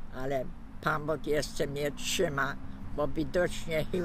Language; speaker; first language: Polish; early bilingual, heritage; Polish